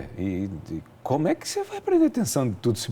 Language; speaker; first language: Portuguese; native; Portuguese